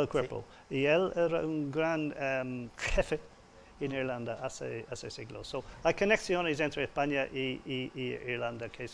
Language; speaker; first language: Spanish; non-native, fluent; English